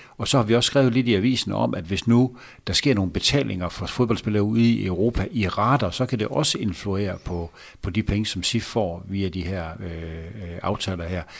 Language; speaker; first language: Danish; native; Danish